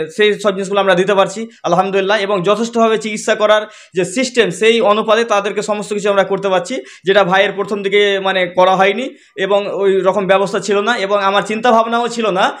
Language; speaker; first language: Bangla; native; Bangla